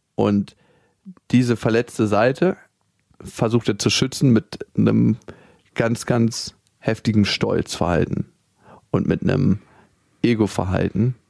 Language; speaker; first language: German; native; German